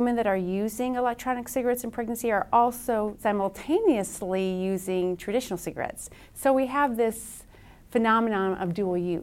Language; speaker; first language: English; native; English